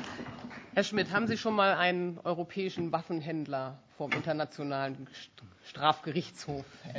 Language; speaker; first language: German; native; German